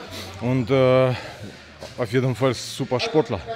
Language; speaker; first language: German; non-native, learner; Russian